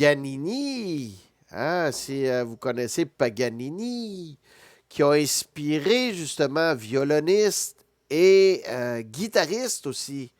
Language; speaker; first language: French; native; French